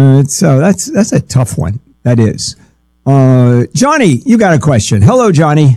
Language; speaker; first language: English; native; English